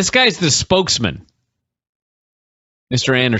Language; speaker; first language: English; native; English